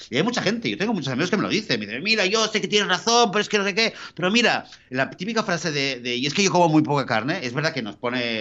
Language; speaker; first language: Spanish; native; Spanish